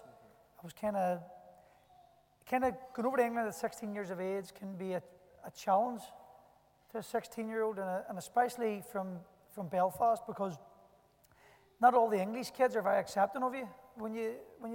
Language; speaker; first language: English; native; English